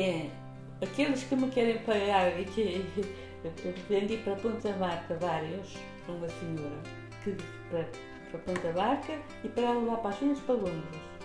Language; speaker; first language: Portuguese; native; Portuguese